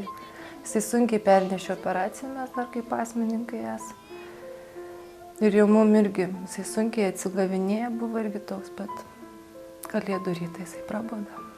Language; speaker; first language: Lithuanian; native; Lithuanian